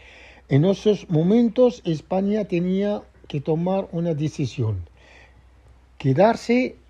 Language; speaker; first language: Spanish; non-native, fluent; Arabic